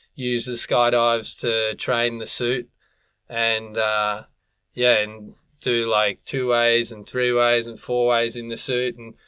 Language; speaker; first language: English; native; English